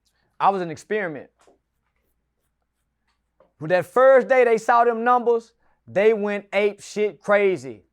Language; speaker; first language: English; native; English